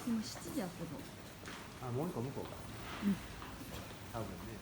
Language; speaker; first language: Japanese; native; Japanese